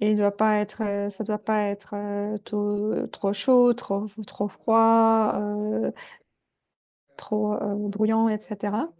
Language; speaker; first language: French; non-native, fluent; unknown